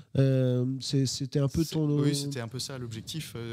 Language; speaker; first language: French; native; French